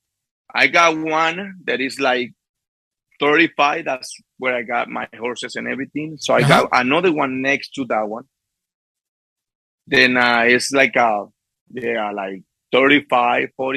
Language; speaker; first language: English; non-native, fluent; Spanish